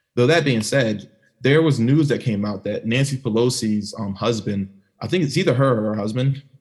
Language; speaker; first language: English; native; English